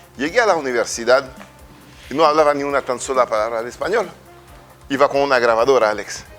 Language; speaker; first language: Spanish; non-native, fluent; French